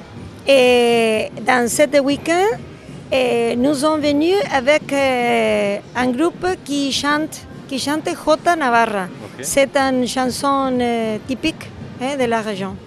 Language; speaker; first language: French; non-native, local second language; Basque